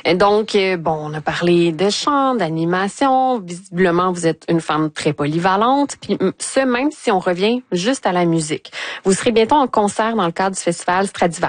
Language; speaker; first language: French; native; French